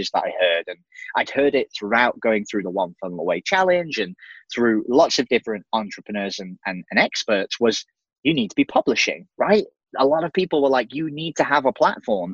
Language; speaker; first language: English; native; English